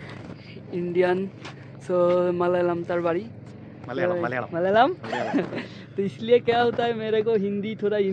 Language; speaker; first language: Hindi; non-native, local second language; Malayalam